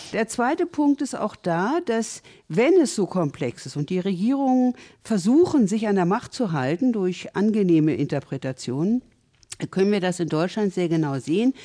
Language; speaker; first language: German; native; German